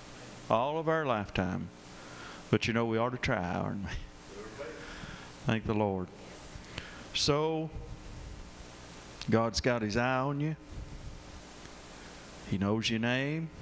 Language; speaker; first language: English; native; English